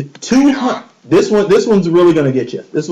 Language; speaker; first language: English; native; English